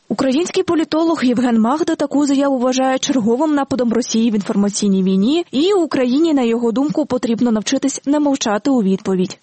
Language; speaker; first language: Ukrainian; native; Ukrainian